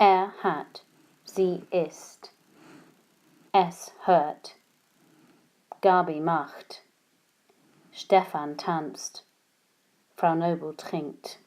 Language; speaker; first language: German; non-native, fluent; English